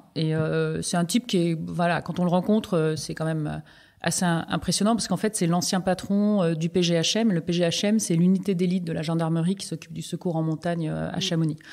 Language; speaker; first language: French; native; French